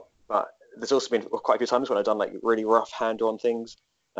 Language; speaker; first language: English; native; English